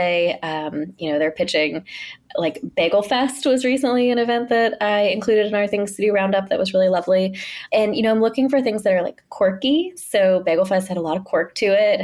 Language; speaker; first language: English; native; English